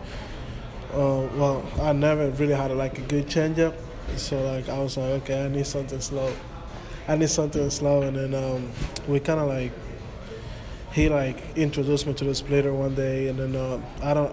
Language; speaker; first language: English; non-native, fluent; Spanish